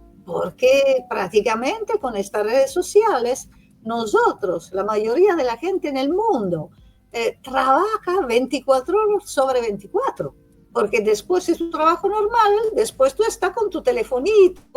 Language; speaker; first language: Spanish; non-native, fluent; Italian